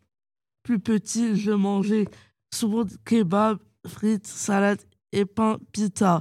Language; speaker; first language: French; early bilingual, other home language; Arabic